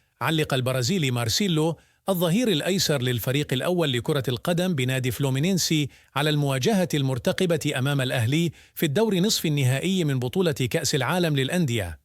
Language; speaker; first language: Arabic; native; Arabic